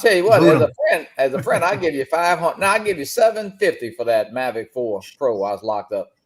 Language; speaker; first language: English; native; English